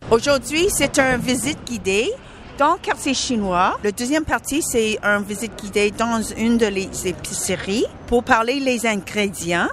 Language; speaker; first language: French; non-native, local second language; English